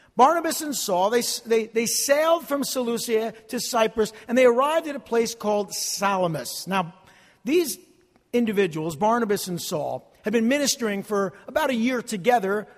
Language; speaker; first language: English; early bilingual, other home language; Italian